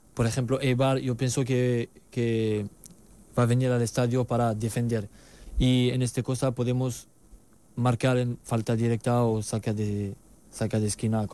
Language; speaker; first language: Spanish; non-native, learner; French